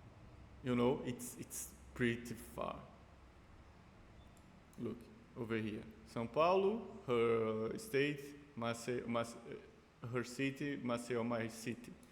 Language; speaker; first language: English; non-native, fluent; Portuguese